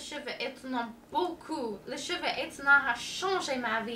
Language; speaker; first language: French; non-native, learner; English